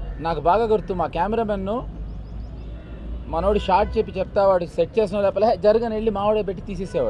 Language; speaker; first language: Telugu; native; Telugu